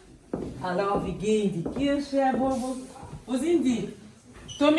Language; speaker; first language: German; non-native, fluent; Lingala